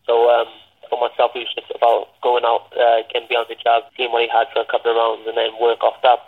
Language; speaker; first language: English; native; English